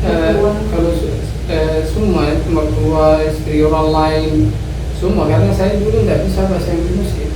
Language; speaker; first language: Indonesian; non-native, learner; Arabic